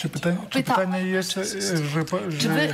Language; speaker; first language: Polish; non-native, fluent; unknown